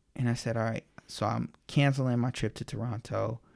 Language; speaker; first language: English; native; English